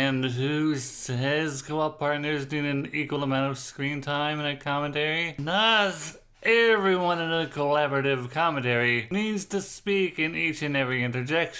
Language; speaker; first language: English; native; English